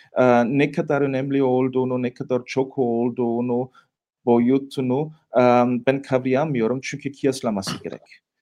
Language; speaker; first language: Turkish; non-native, fluent; German